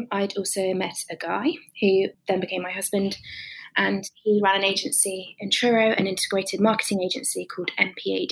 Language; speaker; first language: English; native; English